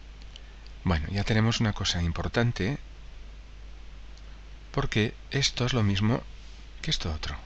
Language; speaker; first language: Spanish; native; Spanish